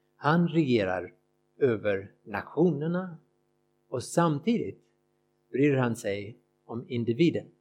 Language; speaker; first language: Swedish; non-native, fluent; English